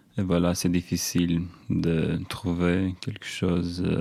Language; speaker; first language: French; non-native, learner; Romanian